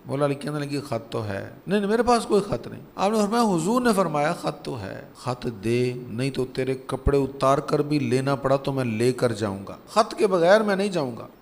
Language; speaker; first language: Urdu; non-native, local second language; Punjabi